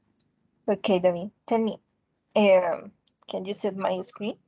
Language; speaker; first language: English; non-native, fluent; Spanish